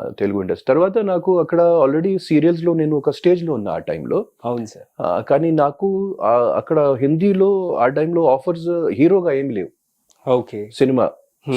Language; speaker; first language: Telugu; non-native, local second language; Hindi